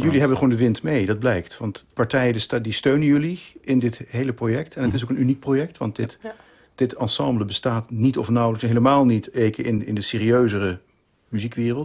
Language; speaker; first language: Dutch; native; Dutch